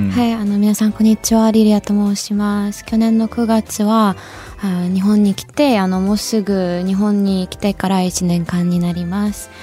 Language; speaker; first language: Japanese; non-native, fluent; Ukrainian